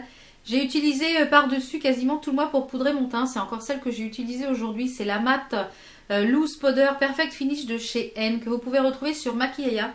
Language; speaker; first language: French; native; French